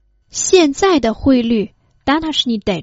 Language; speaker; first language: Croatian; non-native, fluent; Chinese